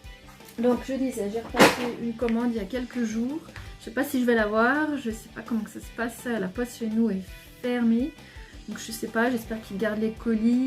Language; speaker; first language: French; native; French